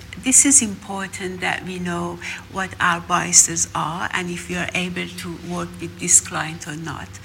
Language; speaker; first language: English; non-native, fluent; Persian